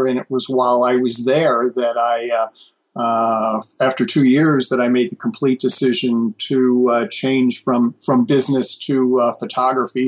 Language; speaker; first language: English; native; English